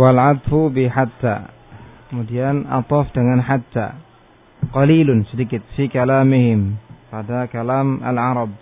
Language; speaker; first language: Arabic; non-native, fluent; Indonesian